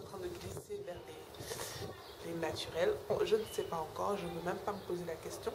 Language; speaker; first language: French; non-native, local second language; Wolof